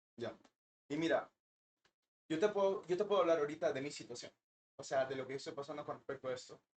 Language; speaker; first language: Spanish; early bilingual, heritage; Spanish